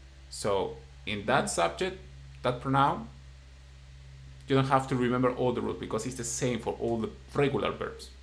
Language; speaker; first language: English; non-native, fluent; Spanish